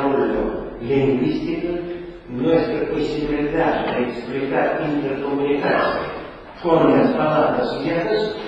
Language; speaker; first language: Spanish; non-native, learner; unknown